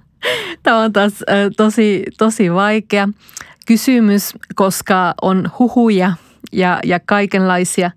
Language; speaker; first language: Finnish; non-native, fluent; Spanish